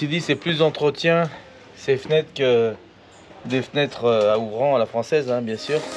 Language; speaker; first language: French; native; French